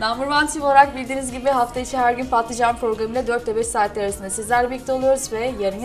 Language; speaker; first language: Turkish; native; Turkish